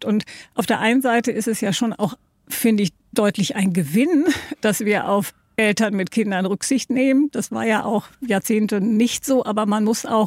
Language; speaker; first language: German; native; German